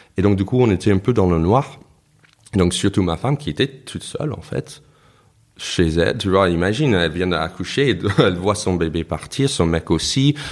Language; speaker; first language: French; non-native, fluent; English